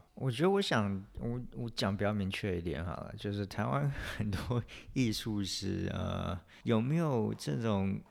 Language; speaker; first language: Chinese; native; Chinese